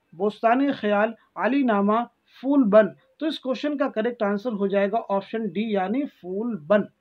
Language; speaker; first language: Hindi; native; Hindi